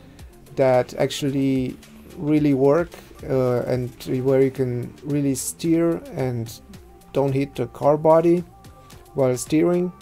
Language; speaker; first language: English; non-native, fluent; German